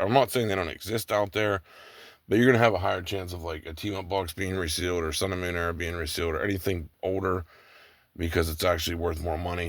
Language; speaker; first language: English; native; English